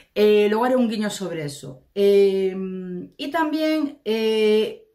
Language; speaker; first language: Spanish; native; Spanish